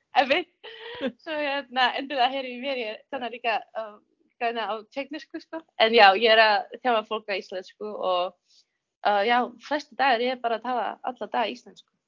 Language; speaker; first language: Icelandic; non-native, fluent; Czech